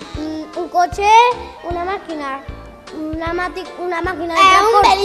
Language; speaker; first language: Spanish; native; Spanish